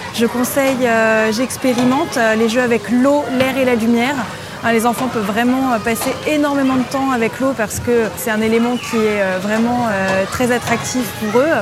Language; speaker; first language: French; native; French